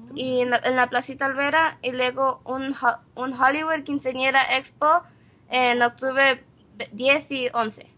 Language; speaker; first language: Spanish; early bilingual, heritage; Spanish